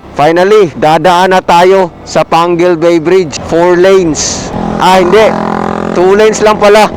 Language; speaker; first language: Filipino; non-native, local second language; Cebuano